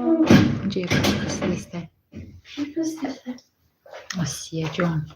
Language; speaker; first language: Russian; non-native, learner; Tajik